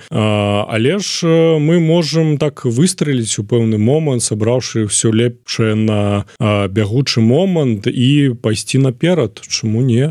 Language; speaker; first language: Belarusian; non-native, local second language; Russian